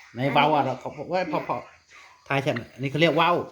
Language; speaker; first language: Thai; non-native, fluent; Khmer